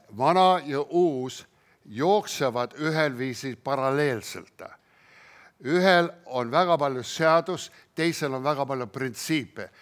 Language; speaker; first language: Estonian; early bilingual, heritage; Estonian